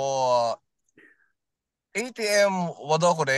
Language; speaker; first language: Japanese; non-native, learner; Filipino